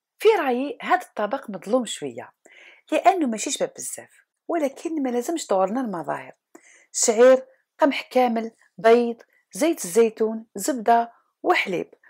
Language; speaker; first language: Arabic; non-native, local second language; Kabyle